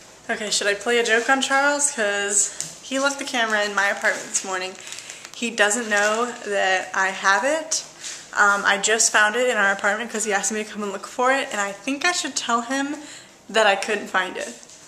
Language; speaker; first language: English; native; English